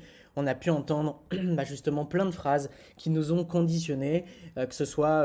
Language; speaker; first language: French; native; French